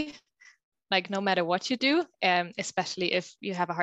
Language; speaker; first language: English; non-native, fluent; German